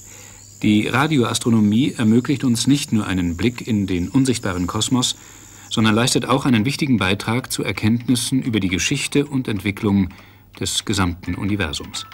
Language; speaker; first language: German; native; German